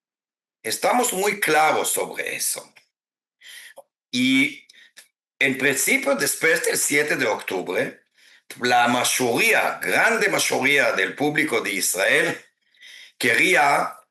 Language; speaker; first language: Spanish; non-native, fluent; Hebrew